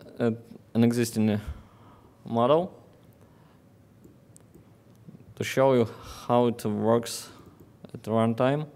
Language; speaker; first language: English; non-native, fluent; Russian